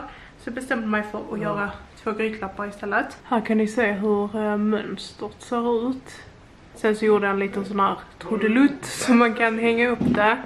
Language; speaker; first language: Swedish; native; Swedish